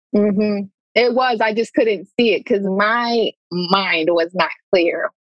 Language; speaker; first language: English; native; English